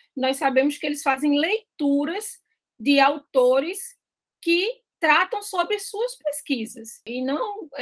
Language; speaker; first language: Portuguese; native; Portuguese